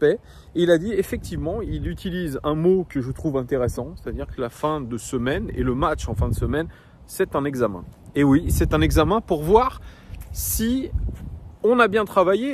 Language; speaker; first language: French; native; French